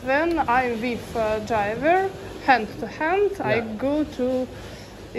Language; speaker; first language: English; non-native, learner; Russian